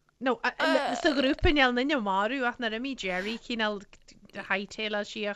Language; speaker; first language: Irish; native; Irish